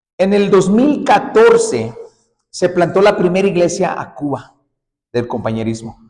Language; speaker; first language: Spanish; early bilingual, heritage; Spanish